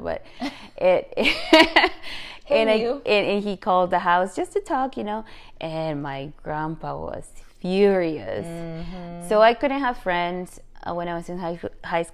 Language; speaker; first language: English; non-native, fluent; Spanish